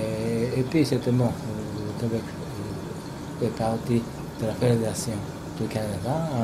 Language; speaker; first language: French; non-native, fluent; Japanese